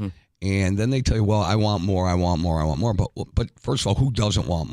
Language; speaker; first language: English; native; English